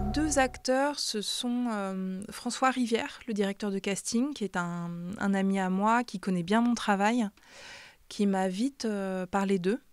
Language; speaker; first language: French; native; French